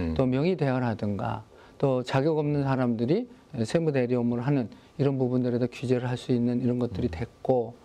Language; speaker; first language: Korean; native; Korean